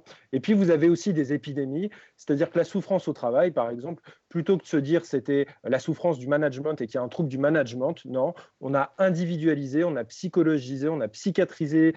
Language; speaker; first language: French; native; French